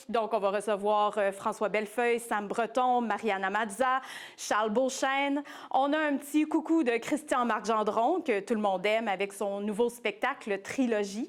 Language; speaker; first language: French; native; French